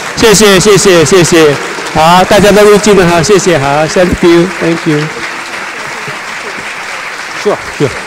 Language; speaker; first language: Chinese; native; Chinese